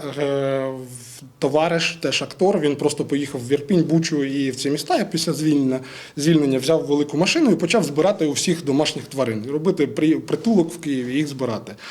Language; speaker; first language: Ukrainian; non-native, local second language; Russian